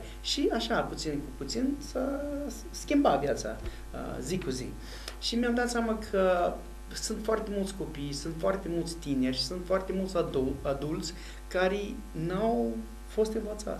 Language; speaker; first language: Romanian; non-native, fluent; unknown